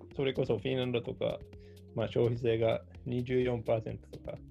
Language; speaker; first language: Japanese; non-native, fluent; Finnish